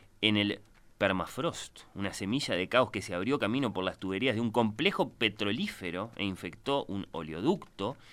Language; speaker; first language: Spanish; native; Spanish